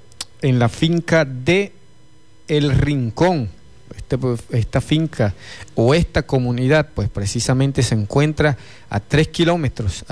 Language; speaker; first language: Spanish; native; Spanish